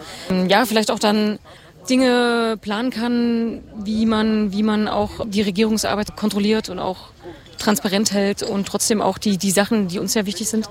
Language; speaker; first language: German; native; German